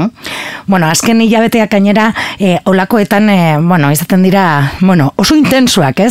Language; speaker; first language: Basque; native; Basque